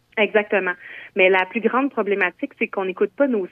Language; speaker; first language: French; native; French